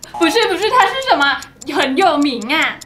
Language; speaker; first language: Chinese; non-native, learner; Thai